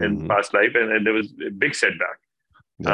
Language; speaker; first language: English; non-native, local second language; Urdu